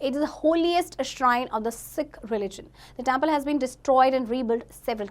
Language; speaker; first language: English; non-native, local second language; Hindi